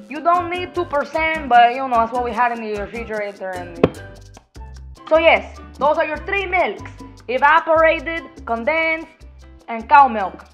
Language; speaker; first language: English; early bilingual, other home language; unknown